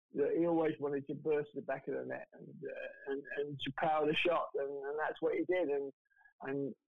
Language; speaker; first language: English; native; English